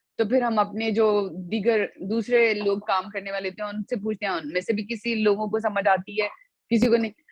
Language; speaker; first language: Urdu; non-native, local second language; Punjabi